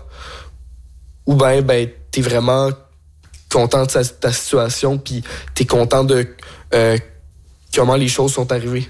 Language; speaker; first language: French; native; French